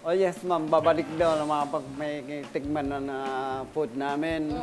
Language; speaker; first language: Filipino; non-native, learner; Vietnamese